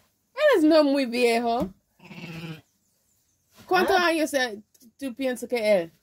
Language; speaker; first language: Spanish; non-native, learner; English